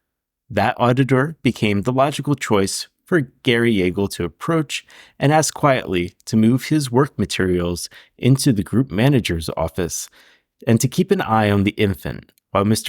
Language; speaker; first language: English; native; English